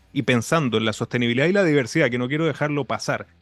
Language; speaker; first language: Spanish; native; Spanish